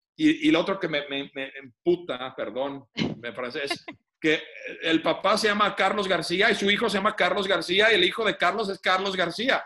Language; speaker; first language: Spanish; non-native, fluent; Finnish